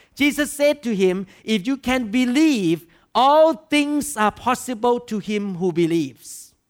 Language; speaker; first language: English; non-native, fluent; Thai